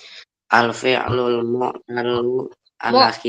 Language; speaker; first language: Arabic; non-native, learner; Indonesian